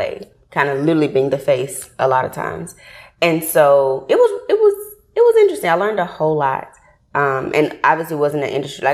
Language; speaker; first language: English; native; English